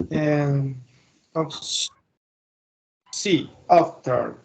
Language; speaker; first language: English; non-native, learner; Spanish